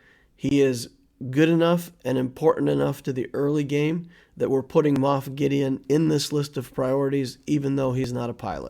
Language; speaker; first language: English; native; English